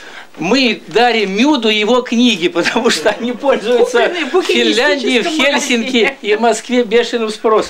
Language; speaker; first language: Russian; native; Russian